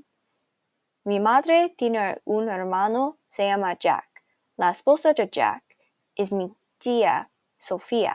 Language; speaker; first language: Spanish; non-native, learner; English